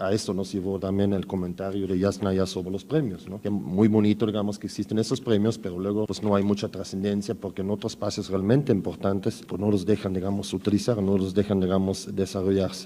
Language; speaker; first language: Spanish; native; Spanish